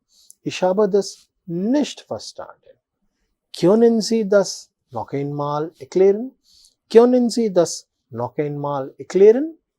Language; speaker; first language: German; non-native, fluent; Telugu